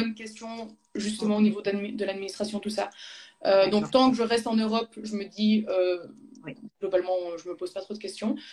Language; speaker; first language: French; native; French